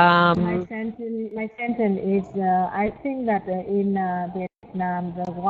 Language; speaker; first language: English; non-native, learner; Vietnamese